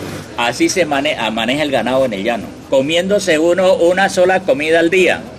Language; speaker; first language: Spanish; native; Spanish